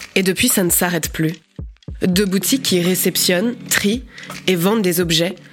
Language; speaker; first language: French; native; French